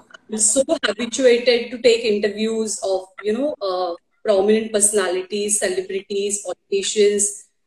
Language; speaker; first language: English; non-native, local second language; Marathi